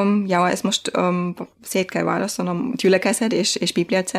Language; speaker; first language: Hungarian; non-native, fluent; German